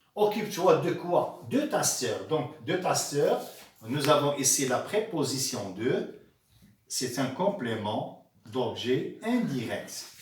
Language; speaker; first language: French; non-native, local second language; Arabic